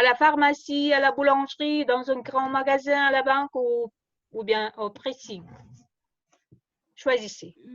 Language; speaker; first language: French; non-native, fluent; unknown